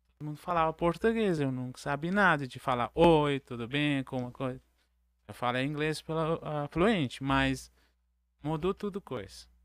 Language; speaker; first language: Portuguese; non-native, learner; Arabic